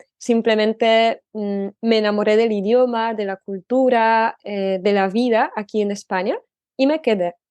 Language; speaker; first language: Spanish; non-native, fluent; Polish